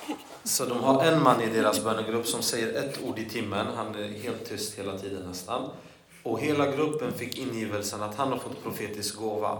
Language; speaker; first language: Swedish; non-native, fluent; Polish